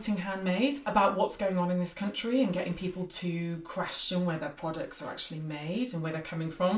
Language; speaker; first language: English; native; English